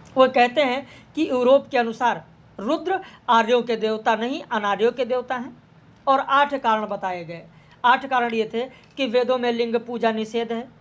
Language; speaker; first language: Hindi; native; Hindi